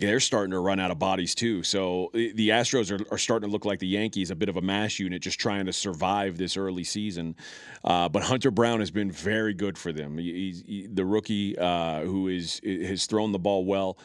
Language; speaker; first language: English; native; English